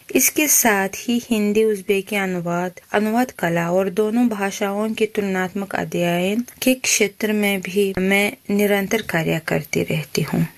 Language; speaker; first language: Hindi; non-native, fluent; Uzbek